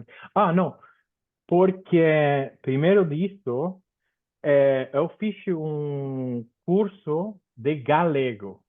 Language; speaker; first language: Portuguese; non-native, fluent; Spanish